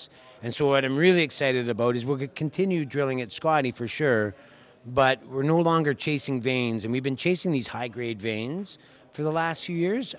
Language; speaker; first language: English; native; English